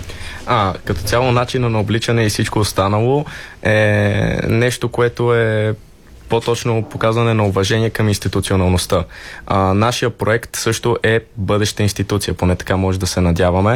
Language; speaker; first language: Bulgarian; native; Bulgarian